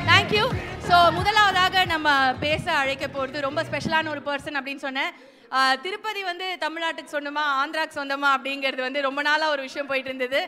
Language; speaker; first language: Tamil; native; Tamil